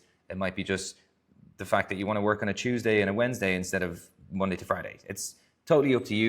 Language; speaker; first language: English; native; English